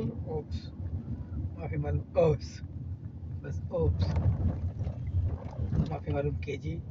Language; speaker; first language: Arabic; non-native, learner; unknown